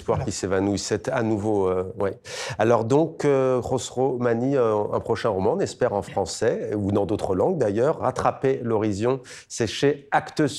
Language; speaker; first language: French; native; French